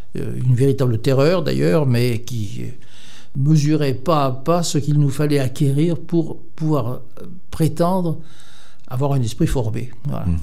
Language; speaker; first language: French; native; French